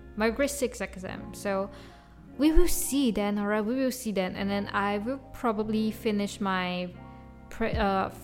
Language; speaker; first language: English; non-native, local second language; Chinese